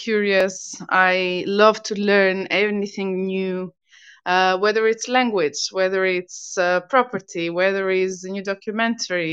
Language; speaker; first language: English; non-native, fluent; Albanian